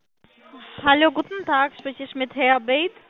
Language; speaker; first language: German; non-native, fluent; Russian